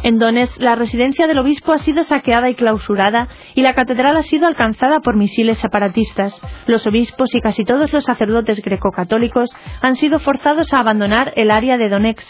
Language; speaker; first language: Spanish; native; Spanish